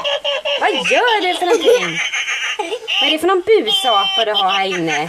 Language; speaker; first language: Swedish; native; Swedish